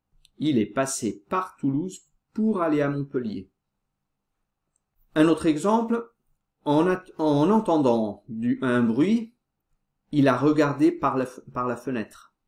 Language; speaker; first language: French; non-native, fluent; Portuguese